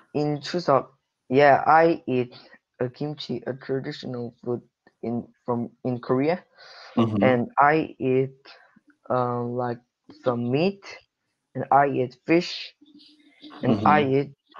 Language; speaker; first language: English; non-native, learner; Korean